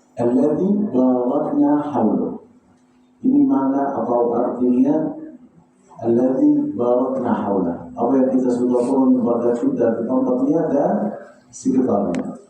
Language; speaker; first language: Malay; non-native, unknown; Arabic